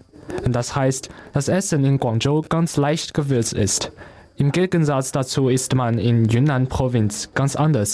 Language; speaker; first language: German; non-native, learner; Chinese